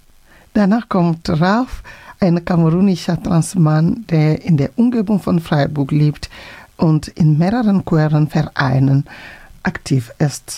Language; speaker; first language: German; non-native, fluent; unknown